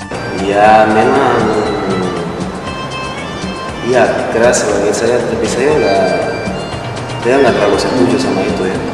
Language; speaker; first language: Indonesian; non-native, fluent; Spanish